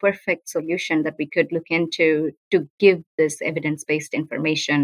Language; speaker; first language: English; non-native, local second language; Tamil